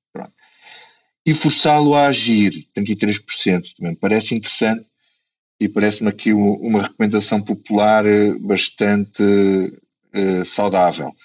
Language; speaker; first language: Portuguese; native; Portuguese